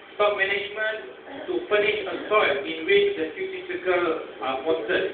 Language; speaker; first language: English; non-native, local second language; Malay